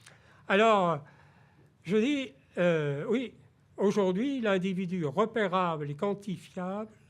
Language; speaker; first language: French; native; French